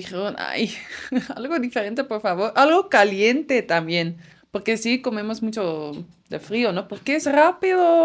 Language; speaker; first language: Spanish; non-native, fluent; Dutch